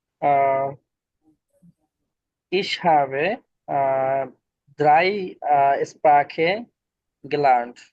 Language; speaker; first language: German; non-native, learner; Bangla